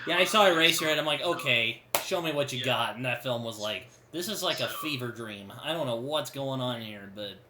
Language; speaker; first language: English; native; English